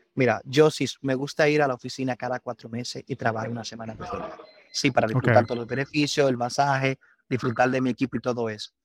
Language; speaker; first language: Spanish; native; Spanish